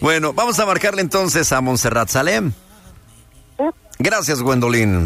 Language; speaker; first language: Spanish; native; Spanish